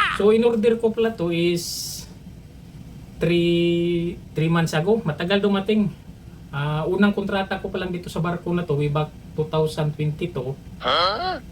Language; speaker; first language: Filipino; non-native, local second language; Cebuano